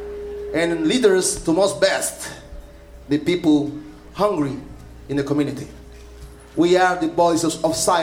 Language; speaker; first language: English; non-native, learner; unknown